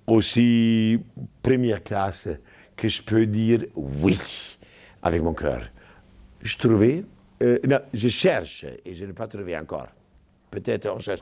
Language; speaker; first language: French; non-native, fluent; German